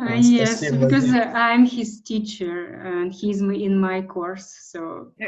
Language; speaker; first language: English; non-native, fluent; Russian